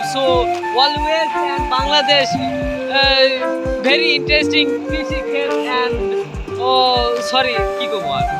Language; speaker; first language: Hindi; non-native, learner; Bangla